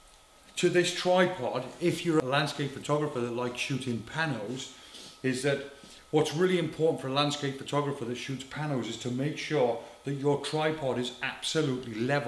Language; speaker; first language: English; native; English